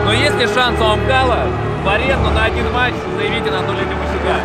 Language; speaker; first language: Russian; native; Russian